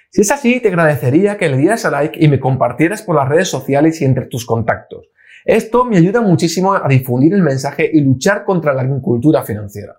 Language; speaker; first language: Spanish; native; Spanish